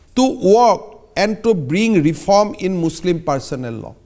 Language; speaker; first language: Hindi; non-native, local second language; Assamese